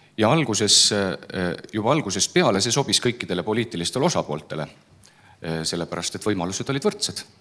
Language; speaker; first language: Estonian; native; Estonian